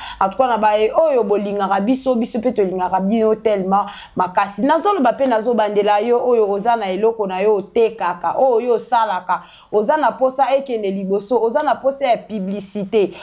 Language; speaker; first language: Lingala; non-native, local second language; Kongo